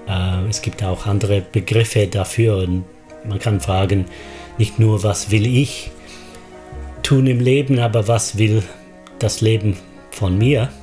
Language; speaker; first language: German; non-native, fluent; English